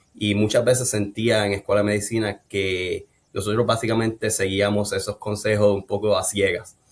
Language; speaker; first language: Spanish; native; Spanish